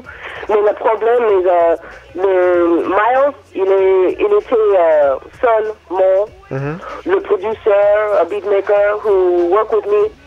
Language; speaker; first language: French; non-native, learner; English